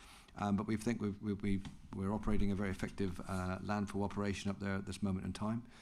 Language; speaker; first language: English; native; English